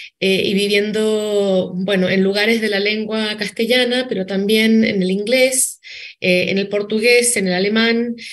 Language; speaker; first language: Spanish; native; Spanish